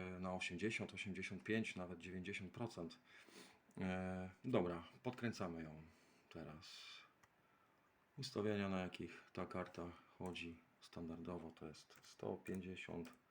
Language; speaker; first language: Polish; native; Polish